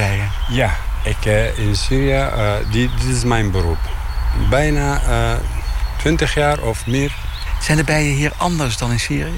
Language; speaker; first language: Dutch; non-native, learner; Arabic